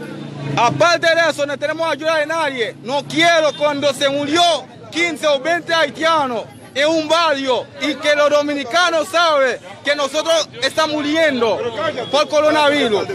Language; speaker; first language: Spanish; non-native, local second language; Haitian Creole